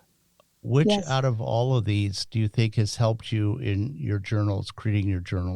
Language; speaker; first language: English; native; English